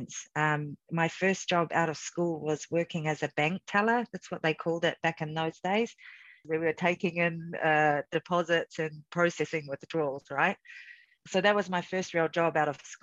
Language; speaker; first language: English; native; English